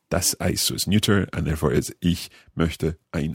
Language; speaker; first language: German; non-native, learner; English